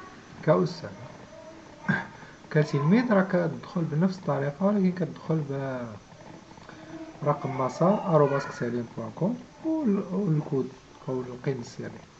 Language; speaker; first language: Arabic; native; Arabic